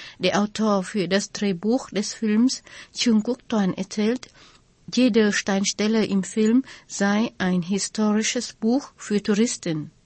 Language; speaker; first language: German; non-native, fluent; Vietnamese